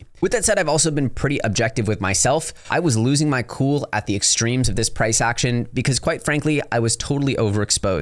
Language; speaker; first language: English; native; English